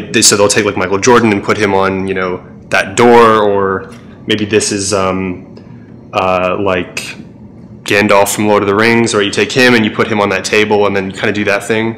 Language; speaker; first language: English; native; English